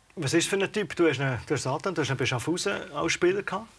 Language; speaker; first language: German; native; German